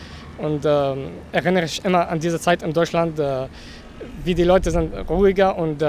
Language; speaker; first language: German; non-native, learner; Arabic